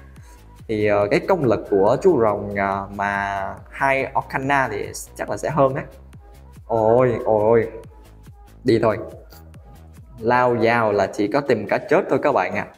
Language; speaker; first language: Vietnamese; native; Vietnamese